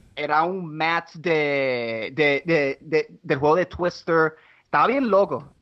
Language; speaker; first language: Spanish; non-native, local second language; English